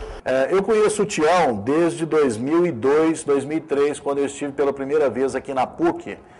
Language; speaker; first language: Portuguese; native; Portuguese